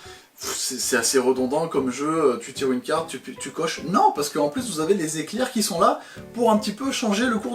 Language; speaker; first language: French; native; French